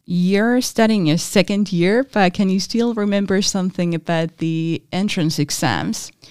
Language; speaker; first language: English; non-native, fluent; Finnish